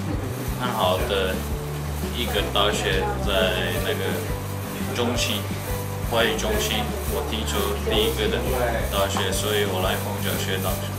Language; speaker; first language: Chinese; non-native, learner; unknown